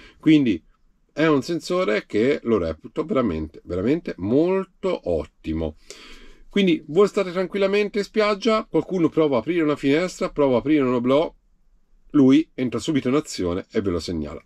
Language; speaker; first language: Italian; native; Italian